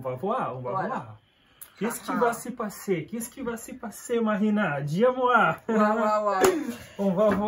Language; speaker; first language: French; non-native, learner; Portuguese